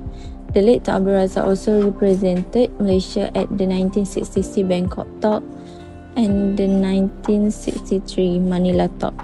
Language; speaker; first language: English; non-native, local second language; Malay